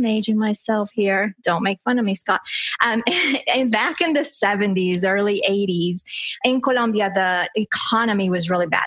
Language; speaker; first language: English; early bilingual, other home language; Spanish